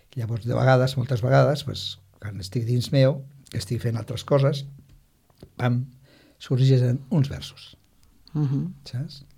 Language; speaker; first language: Catalan; non-native, local second language; Spanish